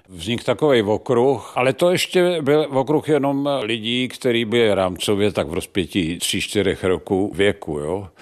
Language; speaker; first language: Czech; native; Czech